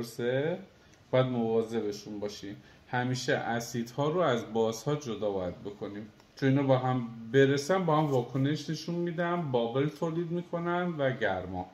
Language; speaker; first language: Persian; native; Persian